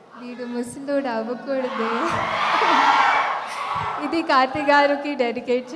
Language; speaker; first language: Telugu; non-native, fluent; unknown